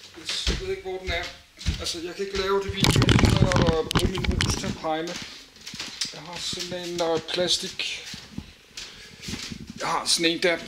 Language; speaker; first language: Danish; native; Danish